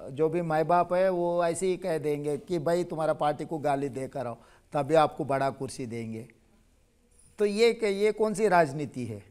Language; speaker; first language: Hindi; non-native, local second language; Telugu